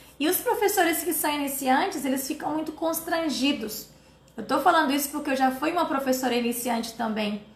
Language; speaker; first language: Portuguese; native; Portuguese